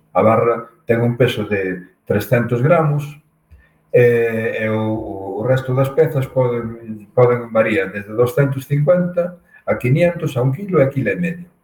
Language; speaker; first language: Galician; native; Galician